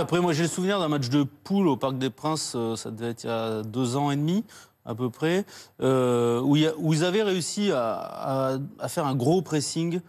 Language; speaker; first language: French; native; French